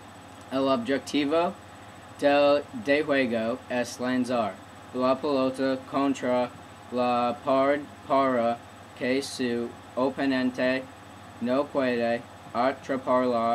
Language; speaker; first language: Spanish; non-native, learner; English